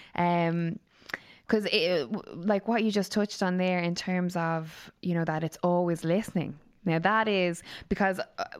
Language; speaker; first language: English; native; English